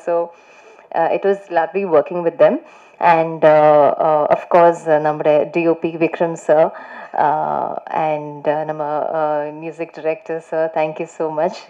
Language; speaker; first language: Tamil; non-native, fluent; Malayalam